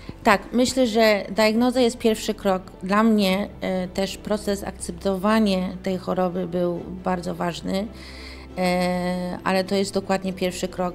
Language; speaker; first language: Polish; early bilingual, heritage; English